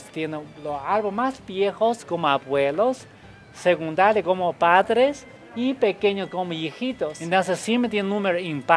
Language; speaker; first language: Spanish; non-native, learner; Chinese